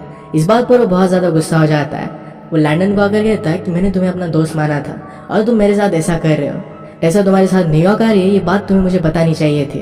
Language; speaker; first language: Hindi; native; Hindi